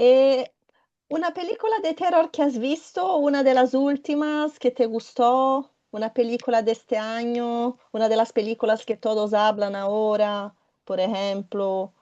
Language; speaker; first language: Spanish; non-native, fluent; Portuguese